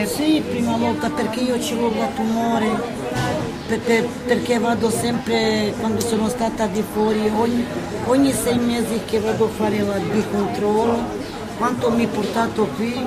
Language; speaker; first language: Italian; non-native, learner; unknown